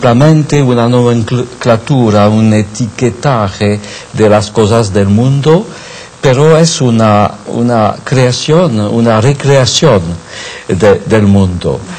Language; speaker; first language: Spanish; non-native, fluent; French